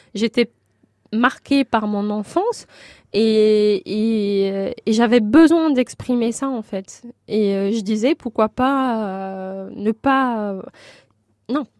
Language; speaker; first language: French; non-native, local second language; Arabic